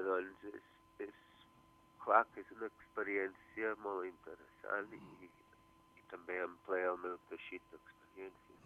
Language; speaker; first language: Catalan; early bilingual, heritage; Catalan